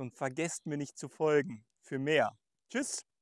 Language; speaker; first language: German; native; German